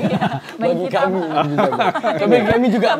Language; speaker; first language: Indonesian; native; Indonesian